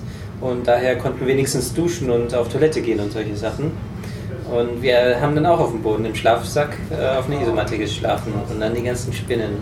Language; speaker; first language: German; native; German